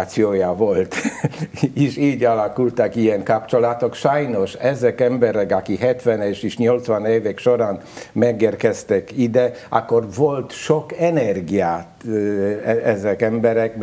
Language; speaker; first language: Hungarian; non-native, learner; Polish